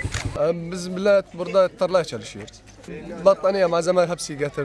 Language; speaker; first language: Turkish; non-native, learner; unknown